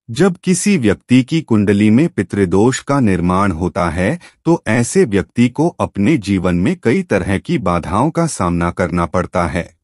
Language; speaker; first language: Hindi; native; Hindi